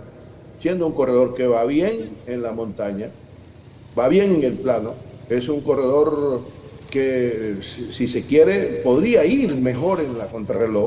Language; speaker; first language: Spanish; native; Spanish